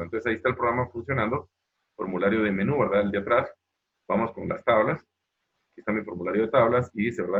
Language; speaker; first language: Spanish; native; Spanish